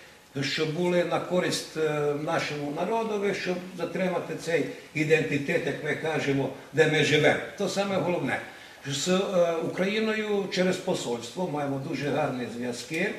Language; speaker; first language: Ukrainian; early bilingual, heritage; Ukrainian